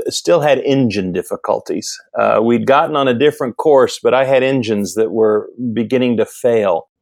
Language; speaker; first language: English; native; English